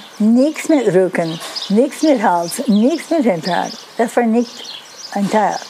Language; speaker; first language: German; non-native, learner; Dutch